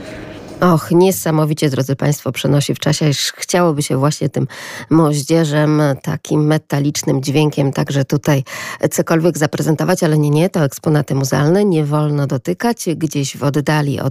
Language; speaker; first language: Polish; native; Polish